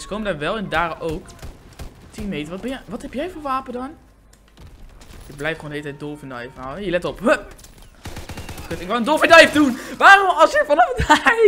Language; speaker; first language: Dutch; native; Dutch